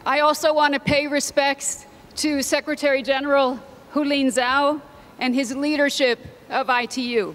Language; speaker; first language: English; native; English